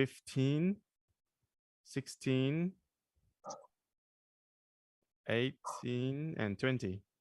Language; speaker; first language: English; non-native, fluent; Thai